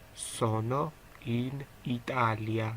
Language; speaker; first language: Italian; non-native, learner; Georgian